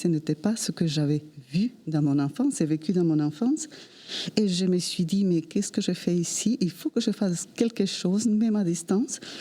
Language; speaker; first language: French; non-native, fluent; Spanish